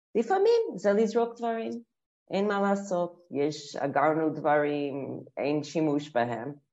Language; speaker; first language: Hebrew; non-native, fluent; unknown